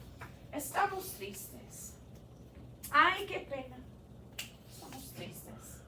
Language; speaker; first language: Spanish; non-native, fluent; English